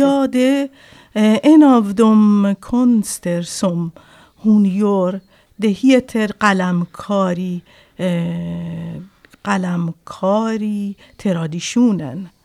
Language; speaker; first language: Swedish; non-native, learner; Persian